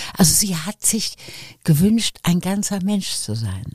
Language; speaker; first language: German; native; German